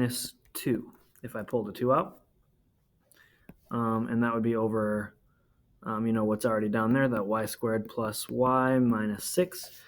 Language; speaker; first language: English; native; English